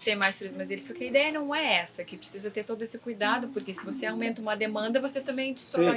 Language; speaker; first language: Portuguese; native; Portuguese